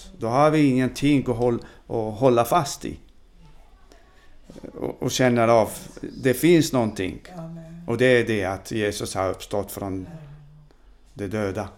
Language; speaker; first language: Swedish; non-native, fluent; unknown